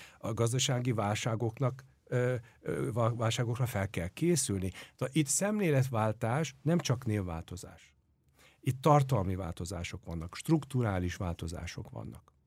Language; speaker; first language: Hungarian; non-native, fluent; Turkish